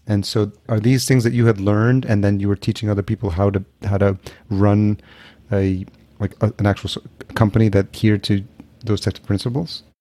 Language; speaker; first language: English; early bilingual, other home language; Spanish